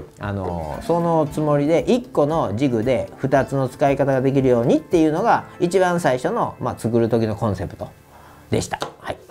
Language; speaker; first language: Japanese; native; Japanese